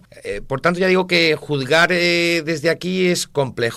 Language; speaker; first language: Spanish; native; Spanish